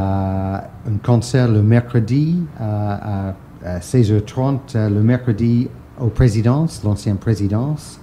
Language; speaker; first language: French; non-native, fluent; English